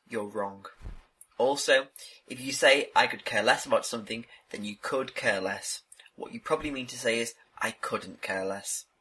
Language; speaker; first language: English; native; English